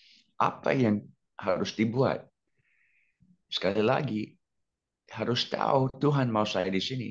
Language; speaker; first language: Indonesian; non-native, fluent; English